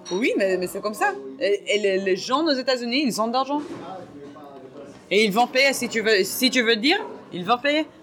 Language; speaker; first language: French; non-native, learner; Hebrew